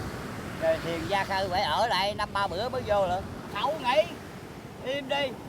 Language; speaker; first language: Vietnamese; native; Vietnamese